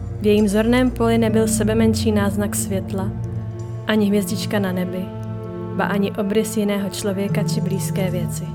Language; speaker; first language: Czech; native; Czech